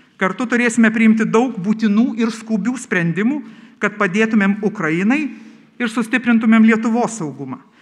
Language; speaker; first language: Lithuanian; native; Lithuanian